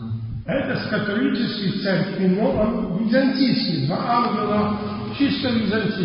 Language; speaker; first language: Russian; non-native, fluent; Polish